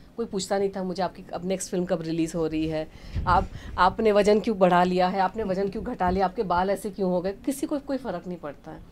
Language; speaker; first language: Hindi; non-native, local second language; Bangla